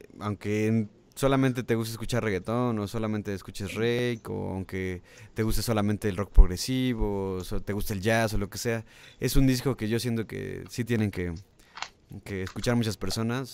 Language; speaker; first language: Spanish; native; Spanish